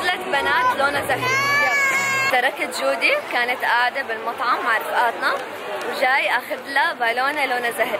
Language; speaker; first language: Arabic; native; Arabic